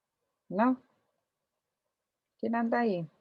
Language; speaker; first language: Spanish; native; Spanish